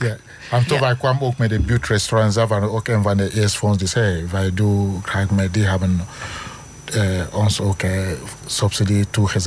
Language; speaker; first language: Dutch; non-native, learner; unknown